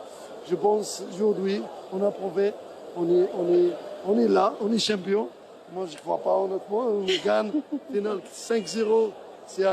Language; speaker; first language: French; non-native, learner; Arabic